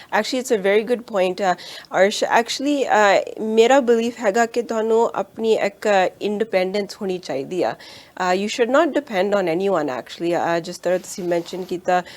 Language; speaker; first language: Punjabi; early bilingual, heritage; Punjabi